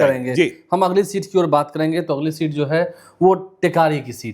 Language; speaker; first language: Hindi; native; Hindi